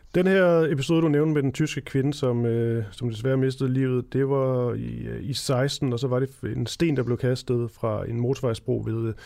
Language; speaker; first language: Danish; native; Danish